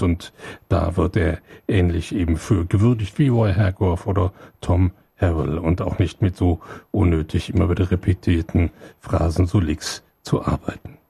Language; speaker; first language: German; native; German